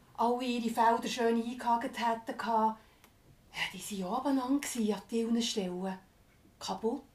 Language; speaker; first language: German; non-native, fluent; English